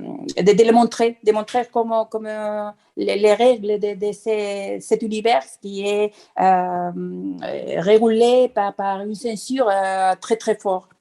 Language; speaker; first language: French; non-native, fluent; Spanish